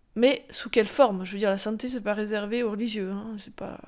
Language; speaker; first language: French; native; French